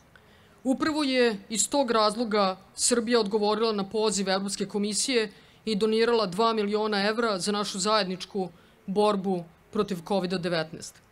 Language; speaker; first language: Bosnian; native; Bosnian